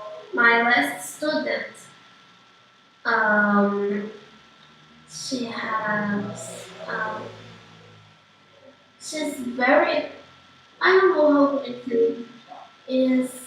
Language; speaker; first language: English; non-native, learner; Portuguese